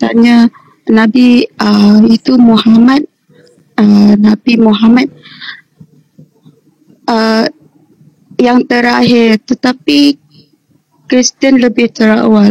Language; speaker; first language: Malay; non-native, local second language; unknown